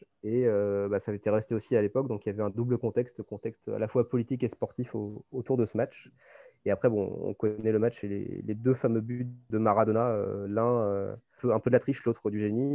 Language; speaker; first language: French; native; French